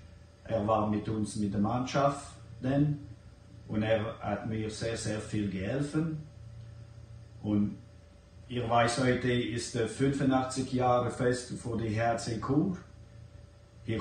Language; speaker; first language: German; non-native, learner; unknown